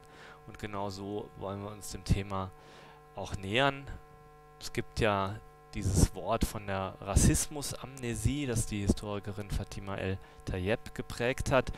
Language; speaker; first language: German; native; German